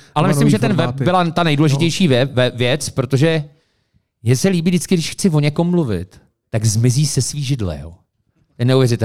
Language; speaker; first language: Czech; native; Czech